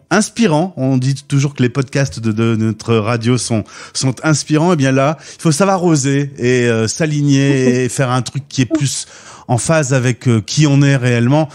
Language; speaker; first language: French; native; French